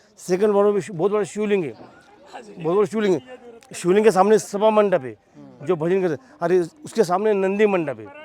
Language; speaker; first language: Hindi; non-native, local second language; Marathi